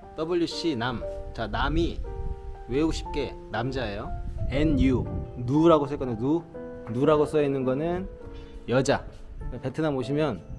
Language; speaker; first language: Korean; native; Korean